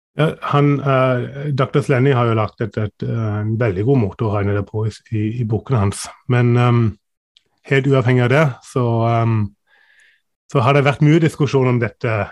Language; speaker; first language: Norwegian; non-native, fluent; German